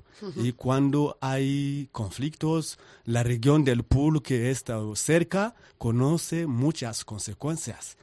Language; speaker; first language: Spanish; non-native, learner; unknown